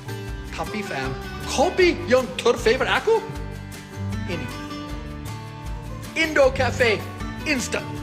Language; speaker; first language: Indonesian; non-native, fluent; English